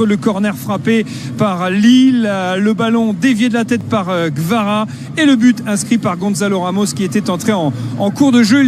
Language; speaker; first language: French; native; French